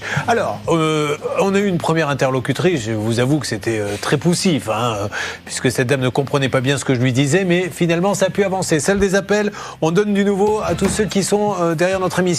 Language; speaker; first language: French; native; French